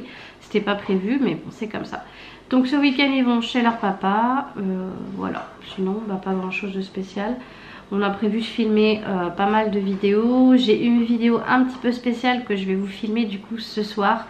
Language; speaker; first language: French; native; French